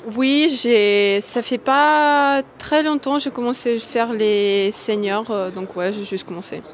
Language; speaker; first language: French; non-native, fluent; Russian